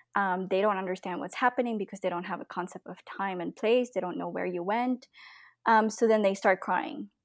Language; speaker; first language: English; non-native, local second language; Filipino